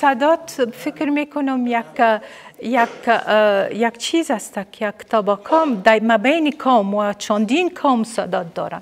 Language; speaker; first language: Persian; non-native, fluent; Arabic